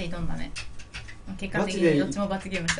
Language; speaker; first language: Japanese; native; Japanese